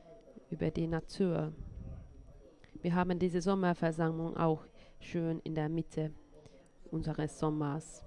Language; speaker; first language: German; non-native, fluent; Finnish